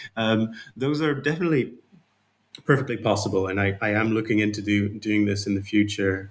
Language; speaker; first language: English; non-native, fluent; Dutch